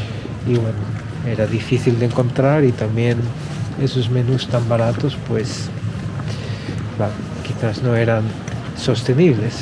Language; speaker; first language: Spanish; non-native, fluent; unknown